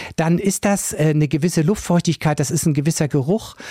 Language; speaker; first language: German; native; German